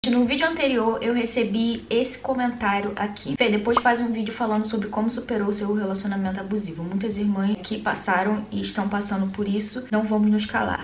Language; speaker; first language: Portuguese; native; Portuguese